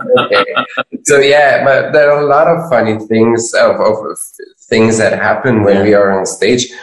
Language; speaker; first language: English; non-native, fluent; Dutch